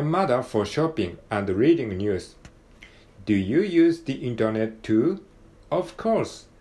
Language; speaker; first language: English; non-native, learner; Japanese